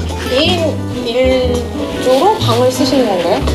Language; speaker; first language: Korean; native; Korean